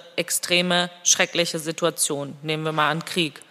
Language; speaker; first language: German; non-native, fluent; Georgian